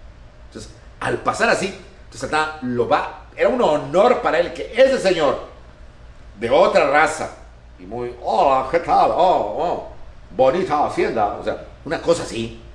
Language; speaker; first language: Spanish; native; Spanish